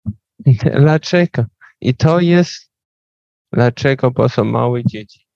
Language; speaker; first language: Polish; non-native, learner; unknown